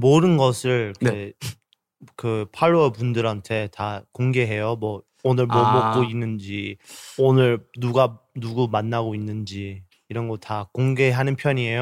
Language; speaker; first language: Korean; early bilingual, heritage; English